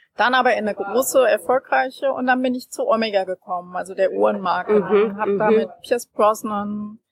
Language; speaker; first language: German; native; German